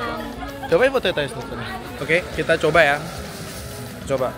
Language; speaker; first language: Russian; non-native, learner; Indonesian